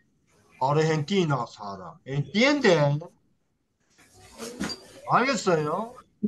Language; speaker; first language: Spanish; non-native, learner; Korean